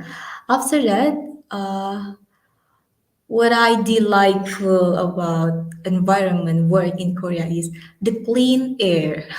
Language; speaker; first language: English; non-native, learner; Indonesian